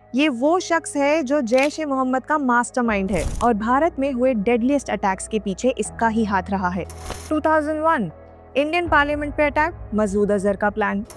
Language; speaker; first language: Hindi; native; Hindi